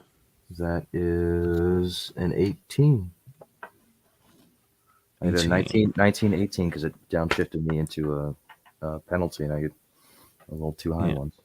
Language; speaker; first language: English; native; English